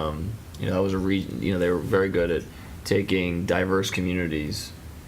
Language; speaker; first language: English; native; English